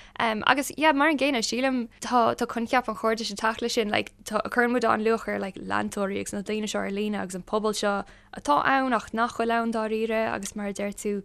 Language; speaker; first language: Irish; non-native, local second language; English